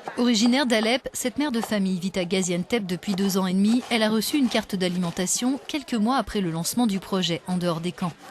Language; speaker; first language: French; native; French